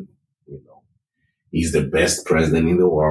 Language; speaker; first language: English; non-native, local second language; Kikuyu